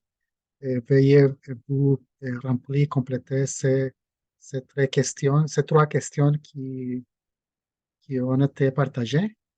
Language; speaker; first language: French; non-native, fluent; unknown